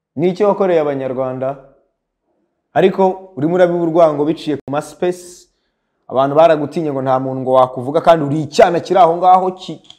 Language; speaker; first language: Kinyarwanda; early bilingual, heritage; Kinyarwanda